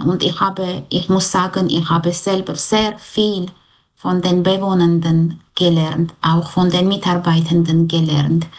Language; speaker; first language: German; non-native, fluent; Armenian